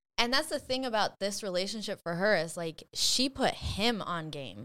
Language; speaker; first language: English; early bilingual, other home language; Spanish